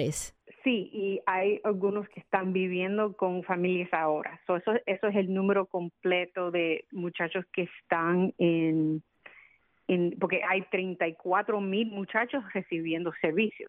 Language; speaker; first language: Spanish; early bilingual, other home language; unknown